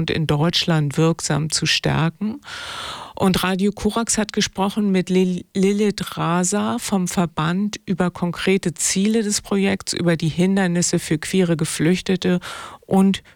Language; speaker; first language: German; native; German